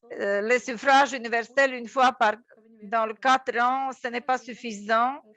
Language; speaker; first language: French; non-native, fluent; Latvian